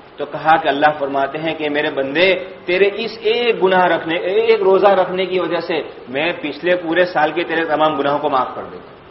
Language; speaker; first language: Urdu; native; Urdu